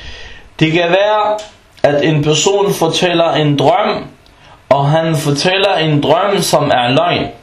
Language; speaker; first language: Danish; early bilingual, other home language; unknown